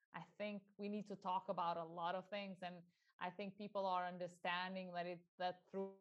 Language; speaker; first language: English; non-native, fluent; Albanian